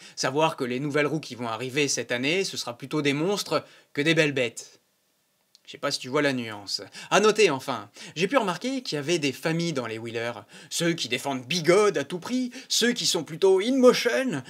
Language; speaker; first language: French; native; French